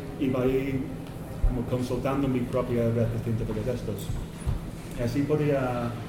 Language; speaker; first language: Spanish; non-native, fluent; English